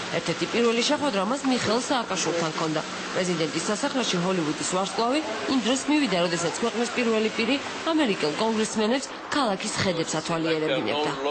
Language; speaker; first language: Georgian; native; Georgian